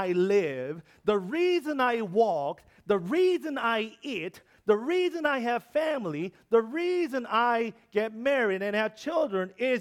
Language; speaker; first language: English; non-native, learner; Korean